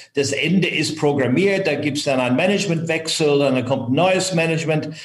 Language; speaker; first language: German; non-native, fluent; English